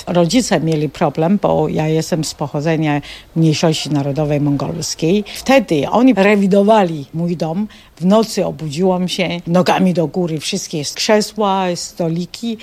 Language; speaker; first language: Polish; non-native, fluent; Chinese